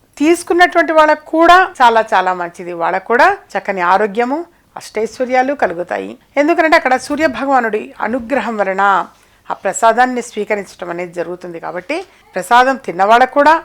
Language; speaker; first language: Telugu; native; Telugu